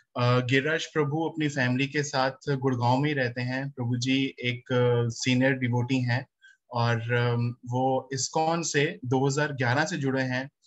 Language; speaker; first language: Hindi; native; Hindi